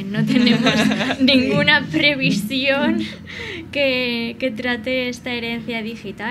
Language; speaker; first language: Spanish; native; Spanish